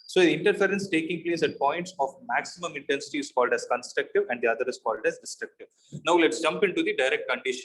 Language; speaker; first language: English; non-native, local second language; Tamil